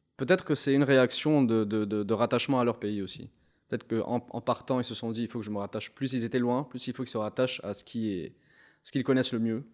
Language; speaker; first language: French; non-native, local second language; Arabic